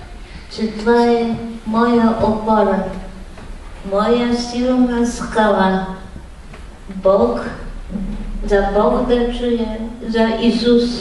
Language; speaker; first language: Bulgarian; non-native, fluent; Polish